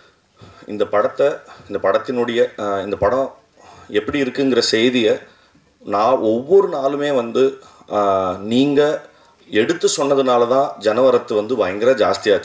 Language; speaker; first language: Tamil; native; Tamil